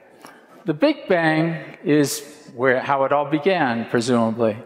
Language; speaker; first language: English; native; English